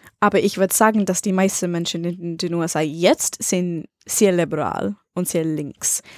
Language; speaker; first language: German; non-native, learner; English